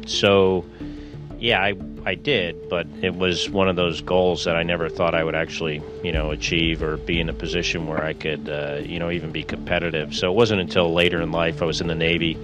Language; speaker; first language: English; native; English